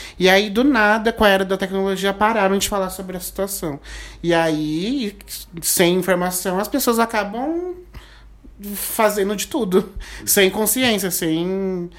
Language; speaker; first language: Portuguese; native; Portuguese